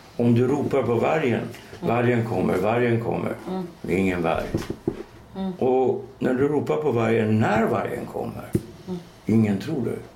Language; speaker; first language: Swedish; native; Swedish